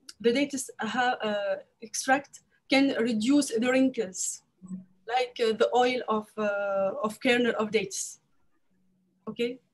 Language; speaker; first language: English; non-native, learner; French